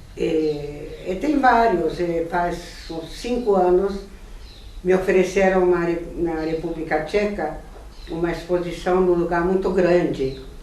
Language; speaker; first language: Portuguese; non-native, fluent; German